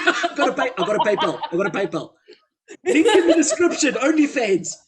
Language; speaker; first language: English; native; English